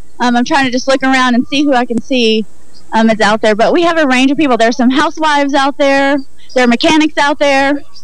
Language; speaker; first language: English; native; English